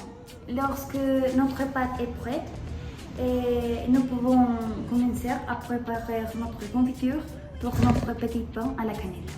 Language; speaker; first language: French; non-native, learner; Spanish